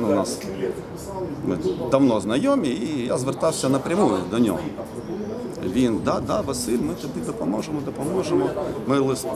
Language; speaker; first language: Ukrainian; native; Ukrainian